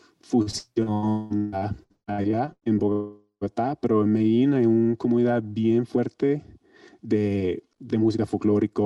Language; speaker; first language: Spanish; non-native, learner; English